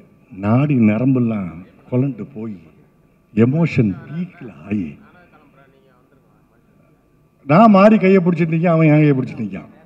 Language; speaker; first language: Tamil; native; Tamil